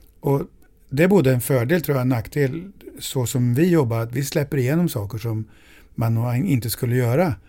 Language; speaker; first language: Swedish; native; Swedish